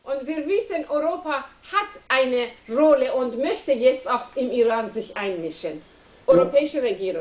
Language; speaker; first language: German; non-native, learner; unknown